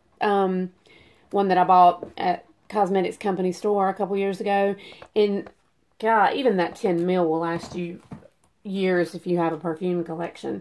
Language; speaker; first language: English; native; English